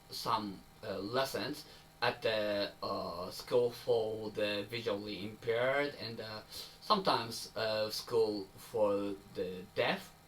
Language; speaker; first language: English; non-native, learner; Japanese